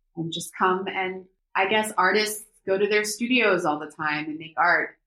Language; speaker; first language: English; early bilingual, other home language; Korean